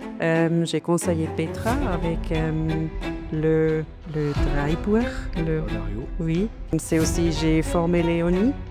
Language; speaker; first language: French; non-native, learner; German